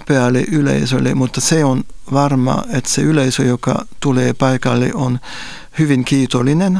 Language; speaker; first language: Finnish; non-native, fluent; French